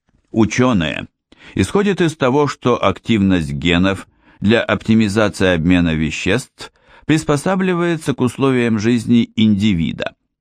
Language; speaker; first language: Russian; native; Russian